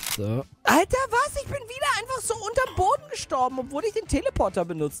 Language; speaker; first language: German; native; German